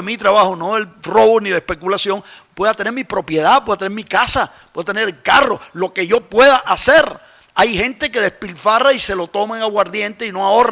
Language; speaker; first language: Spanish; native; Spanish